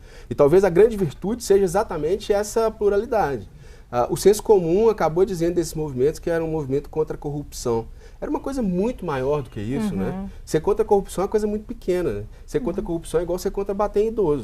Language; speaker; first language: Portuguese; native; Portuguese